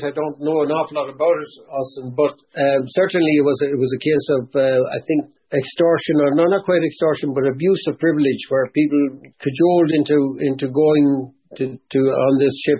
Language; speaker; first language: English; native; English